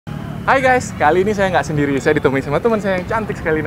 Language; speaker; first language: Indonesian; native; Indonesian